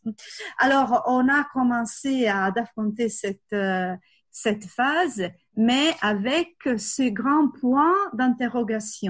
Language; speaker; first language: French; non-native, fluent; Italian